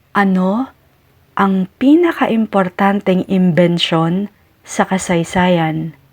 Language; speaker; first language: Filipino; native; Filipino